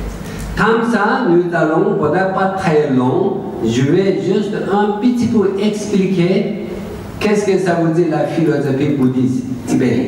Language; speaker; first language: French; non-native, learner; Tibetan